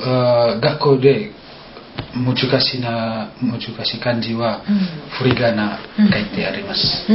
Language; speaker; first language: Japanese; non-native, learner; Indonesian